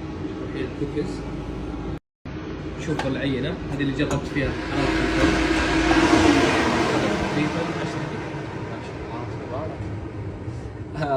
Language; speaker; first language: Arabic; native; Arabic